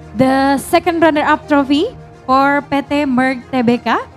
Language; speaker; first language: English; non-native, fluent; Indonesian